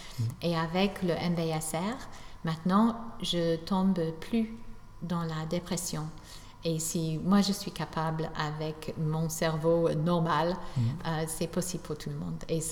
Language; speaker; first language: French; non-native, fluent; English